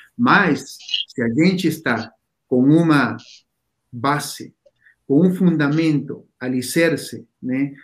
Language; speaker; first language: Portuguese; non-native, fluent; Spanish